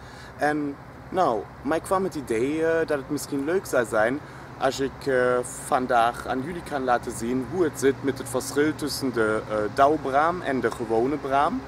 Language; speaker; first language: Dutch; non-native, fluent; German